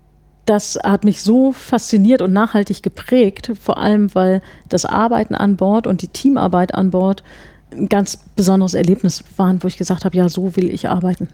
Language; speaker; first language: German; native; German